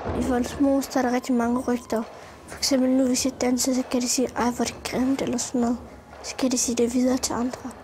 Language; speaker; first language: Danish; early bilingual, other home language; Arabic